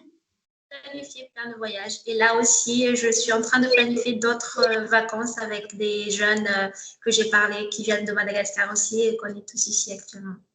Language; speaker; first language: French; non-native, local second language; Malagasy